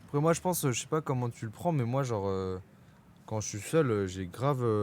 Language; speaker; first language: French; native; French